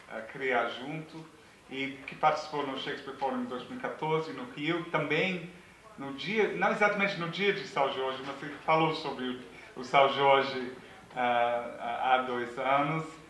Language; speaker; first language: Portuguese; non-native, fluent; English